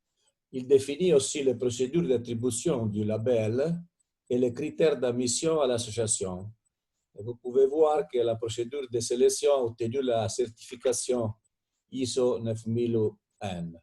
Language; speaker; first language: French; non-native, fluent; Italian